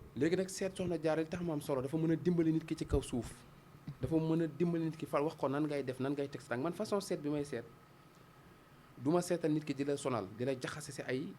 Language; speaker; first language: Wolof; non-native, local second language; Fula